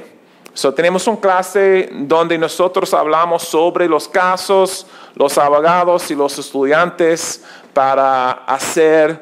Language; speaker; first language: Spanish; non-native, learner; English